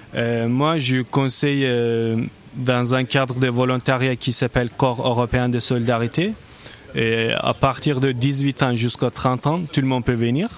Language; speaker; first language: French; non-native, learner; Turkish